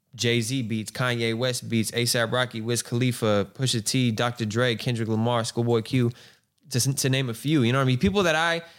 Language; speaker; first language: English; native; English